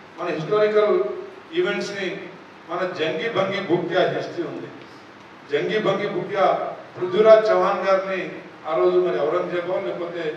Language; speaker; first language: Telugu; non-native, local second language; Lambadi